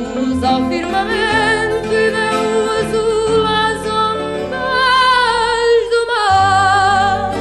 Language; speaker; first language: Portuguese; native; Portuguese